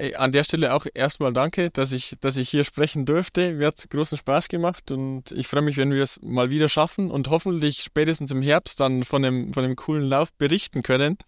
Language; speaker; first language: German; native; German